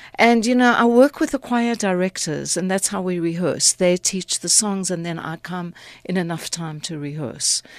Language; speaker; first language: English; native; English